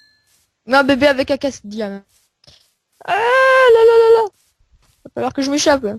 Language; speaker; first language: French; native; French